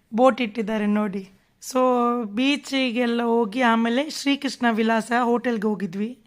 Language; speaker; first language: Kannada; non-native, local second language; Konkani